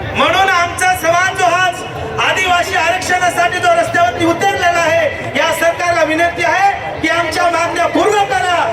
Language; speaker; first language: Marathi; non-native, local second language; Lambadi